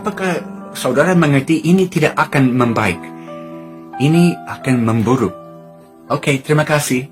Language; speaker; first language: Indonesian; non-native, fluent; English